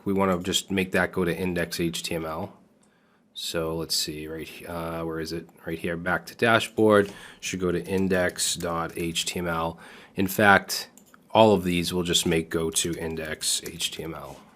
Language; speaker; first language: English; native; English